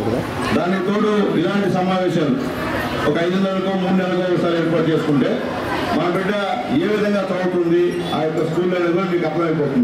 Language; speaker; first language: Telugu; native; Telugu